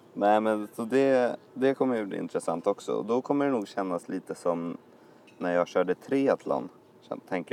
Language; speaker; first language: Swedish; native; Swedish